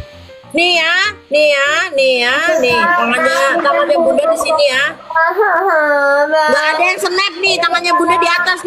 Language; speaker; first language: Indonesian; native; Indonesian